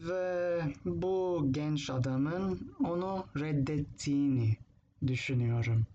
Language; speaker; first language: Turkish; non-native, fluent; English